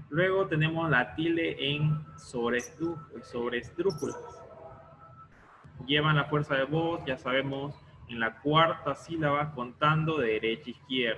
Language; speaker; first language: Spanish; native; Spanish